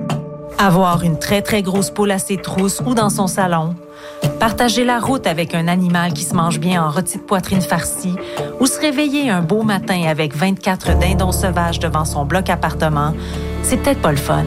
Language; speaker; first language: French; native; French